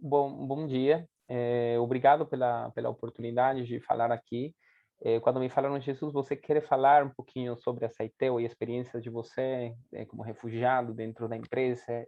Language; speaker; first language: Portuguese; non-native, fluent; Spanish